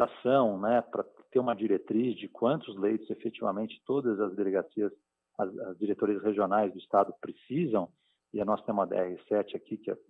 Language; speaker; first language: Portuguese; native; Portuguese